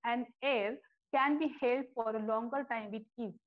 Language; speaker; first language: English; non-native, local second language; Marathi